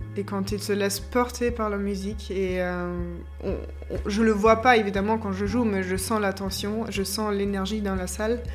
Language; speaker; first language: French; non-native, fluent; German